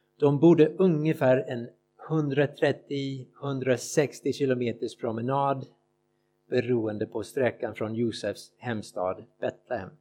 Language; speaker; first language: Swedish; non-native, fluent; English